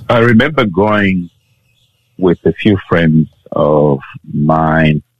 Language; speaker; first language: English; non-native, local second language; Bemba